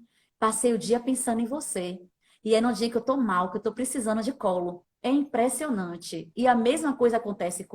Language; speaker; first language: Portuguese; native; Portuguese